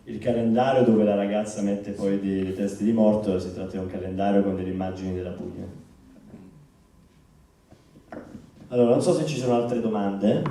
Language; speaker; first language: Italian; native; Italian